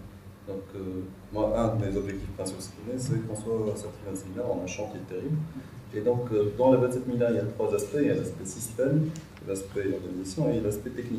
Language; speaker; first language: French; non-native, local second language; Arabic